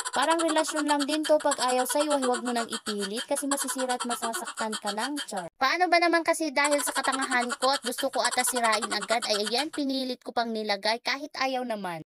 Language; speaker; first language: Filipino; native; Filipino